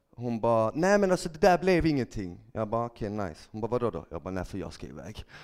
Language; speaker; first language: Swedish; early bilingual, other home language; Bosnian